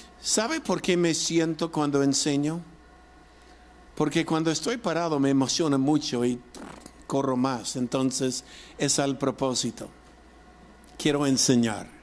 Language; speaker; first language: Spanish; non-native, fluent; English